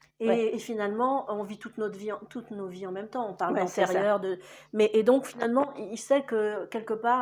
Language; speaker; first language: French; native; French